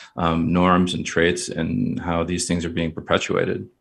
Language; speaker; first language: English; native; English